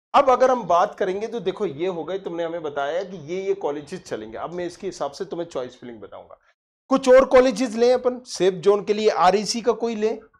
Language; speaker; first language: Hindi; native; Hindi